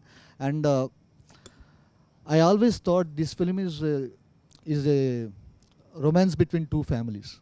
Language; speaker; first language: Telugu; native; Telugu